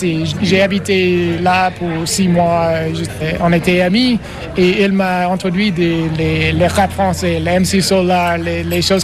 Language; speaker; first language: French; non-native, learner; English